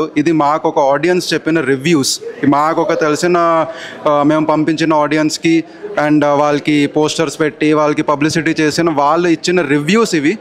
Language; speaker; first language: Telugu; native; Telugu